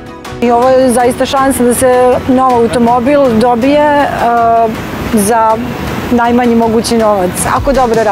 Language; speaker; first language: Serbian; native; Serbian